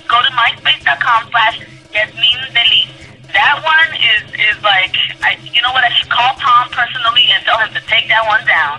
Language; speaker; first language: English; early bilingual, other home language; Spanish